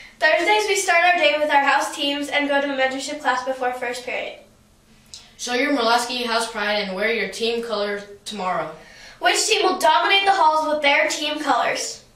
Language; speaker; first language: English; native; English